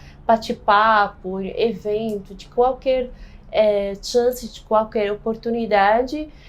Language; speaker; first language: Portuguese; non-native, fluent; Arabic